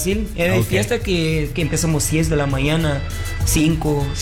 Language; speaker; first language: Spanish; non-native, learner; Portuguese